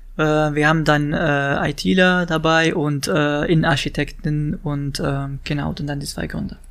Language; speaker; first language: German; non-native, fluent; Arabic